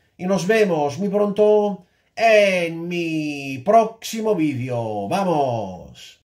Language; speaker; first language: Spanish; native; Spanish